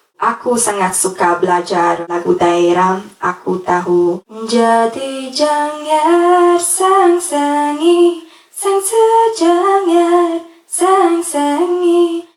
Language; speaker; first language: Indonesian; non-native, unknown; Hungarian